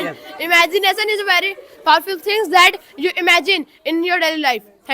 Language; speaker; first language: English; non-native, learner; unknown